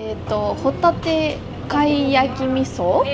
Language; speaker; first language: Japanese; non-native, fluent; Russian